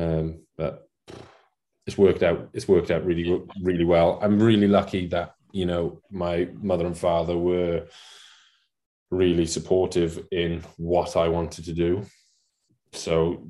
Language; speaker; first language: English; non-native, local second language; Welsh